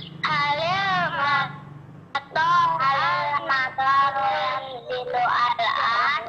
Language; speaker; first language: Arabic; non-native, learner; Indonesian